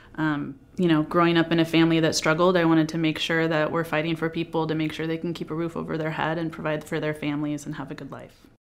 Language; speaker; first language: English; native; English